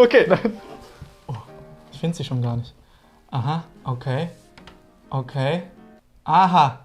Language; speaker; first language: German; native; German